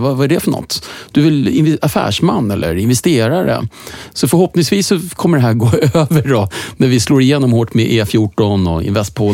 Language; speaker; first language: Swedish; native; Swedish